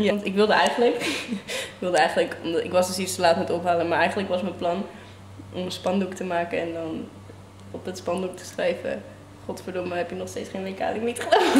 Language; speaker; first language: Dutch; native; Dutch